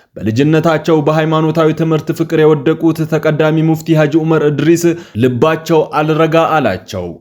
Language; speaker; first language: Amharic; native; Amharic